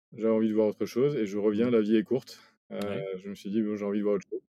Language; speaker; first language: French; native; French